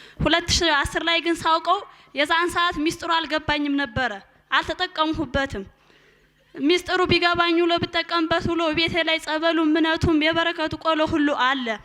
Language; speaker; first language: Amharic; native; Amharic